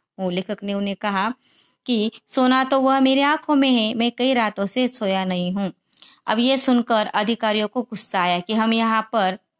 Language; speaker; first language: Hindi; non-native, local second language; Marathi